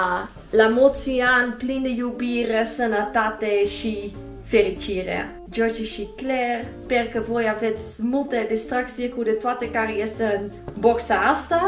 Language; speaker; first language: Romanian; non-native, learner; Dutch